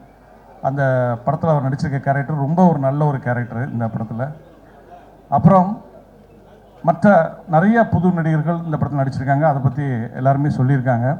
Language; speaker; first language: Tamil; native; Tamil